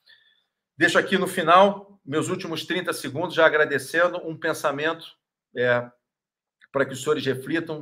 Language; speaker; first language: Portuguese; native; Portuguese